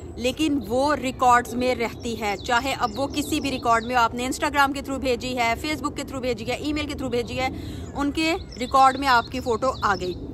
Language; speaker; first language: Urdu; native; Urdu